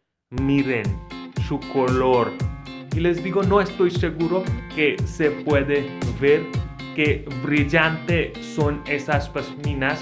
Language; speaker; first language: Spanish; non-native, fluent; Hindi